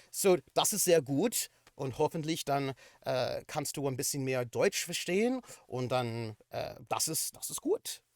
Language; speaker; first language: German; non-native, learner; English